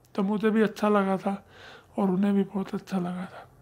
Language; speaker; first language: Hindi; native; Hindi